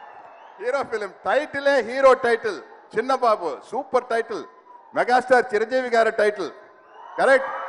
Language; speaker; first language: Telugu; non-native, learner; Tamil